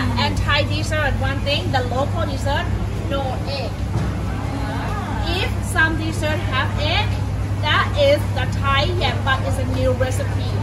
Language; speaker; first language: English; non-native, fluent; Thai